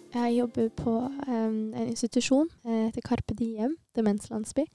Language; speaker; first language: Norwegian; early bilingual, other home language; Tigrinya